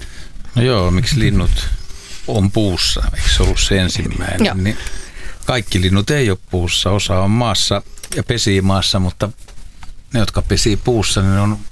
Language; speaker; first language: Finnish; native; Finnish